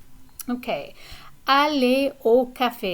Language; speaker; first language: French; non-native, fluent; English